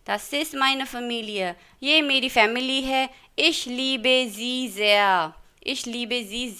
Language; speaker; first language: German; non-native, fluent; Hindi